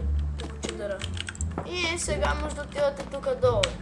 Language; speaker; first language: Bulgarian; early bilingual, heritage; Bulgarian